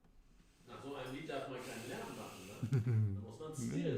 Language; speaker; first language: German; native; German